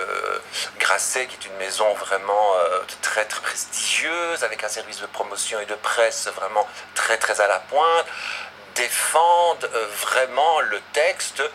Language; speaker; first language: French; native; French